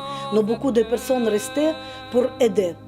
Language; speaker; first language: French; non-native, learner; Russian